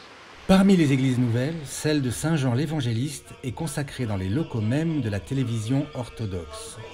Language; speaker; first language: French; native; French